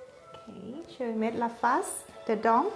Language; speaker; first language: French; non-native, learner; Thai